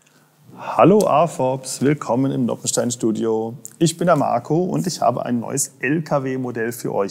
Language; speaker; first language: German; native; German